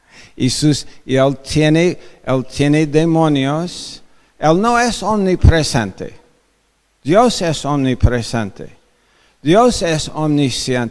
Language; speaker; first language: Spanish; non-native, fluent; English